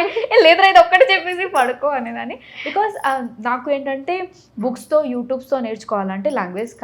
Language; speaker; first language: Telugu; non-native, fluent; Odia